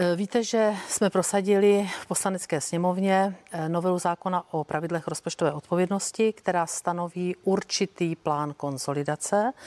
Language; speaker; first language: Czech; native; Czech